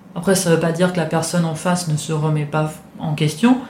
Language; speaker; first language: French; non-native, fluent; Italian